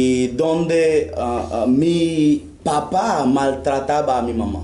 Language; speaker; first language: Spanish; non-native, fluent; Haitian Creole